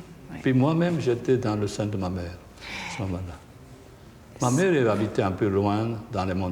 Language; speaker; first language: French; non-native, fluent; Japanese